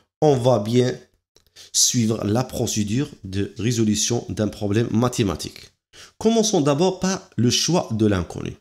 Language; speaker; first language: French; non-native, local second language; Arabic